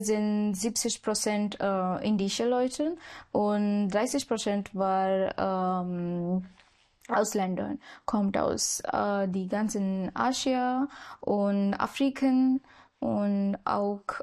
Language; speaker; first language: German; non-native, learner; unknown